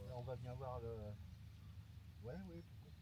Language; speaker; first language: French; native; French